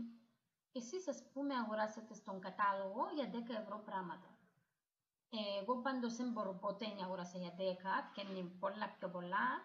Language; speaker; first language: Greek; non-native, learner; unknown